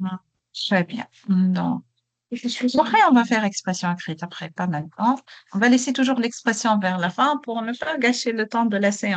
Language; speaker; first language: French; non-native, local second language; Arabic